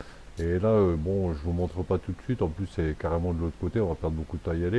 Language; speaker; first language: French; native; French